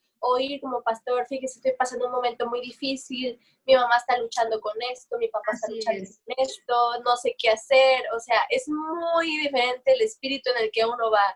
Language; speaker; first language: Spanish; native; Spanish